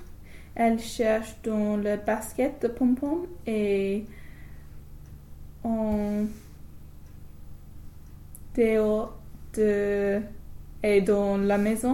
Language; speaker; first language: French; non-native, learner; English